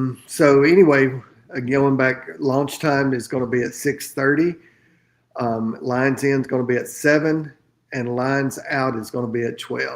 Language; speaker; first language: English; native; English